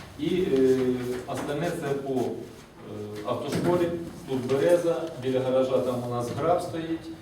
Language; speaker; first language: Ukrainian; native; Ukrainian